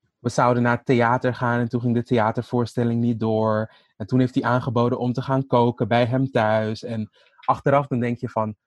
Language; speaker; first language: Dutch; native; Dutch